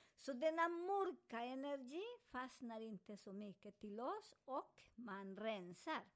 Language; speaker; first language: Swedish; non-native, fluent; Spanish